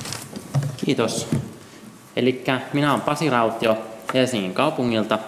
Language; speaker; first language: Finnish; native; Finnish